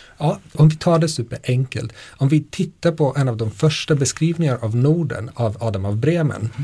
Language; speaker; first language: Swedish; non-native, fluent; Polish